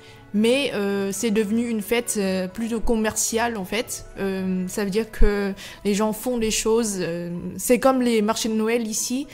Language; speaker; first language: French; non-native, fluent; Vietnamese